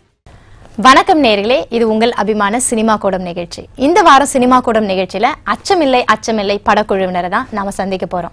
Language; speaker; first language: Tamil; native; Tamil